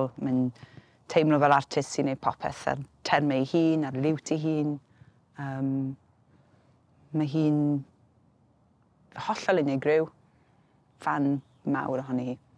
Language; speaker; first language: Welsh; native; Welsh